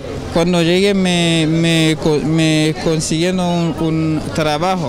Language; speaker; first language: Spanish; non-native, learner; Haitian Creole